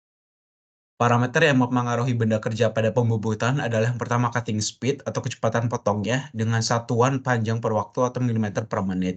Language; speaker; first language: Indonesian; native; Indonesian